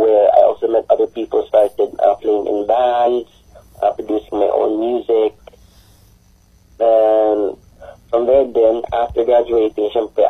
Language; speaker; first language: English; non-native, local second language; Aklanon